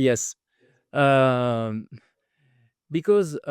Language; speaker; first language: English; non-native, fluent; French